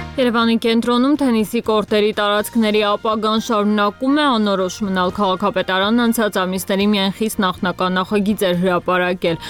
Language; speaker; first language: Armenian; native; Armenian